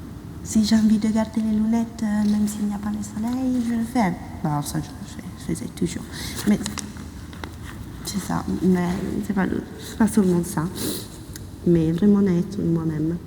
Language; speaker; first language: French; non-native, fluent; Italian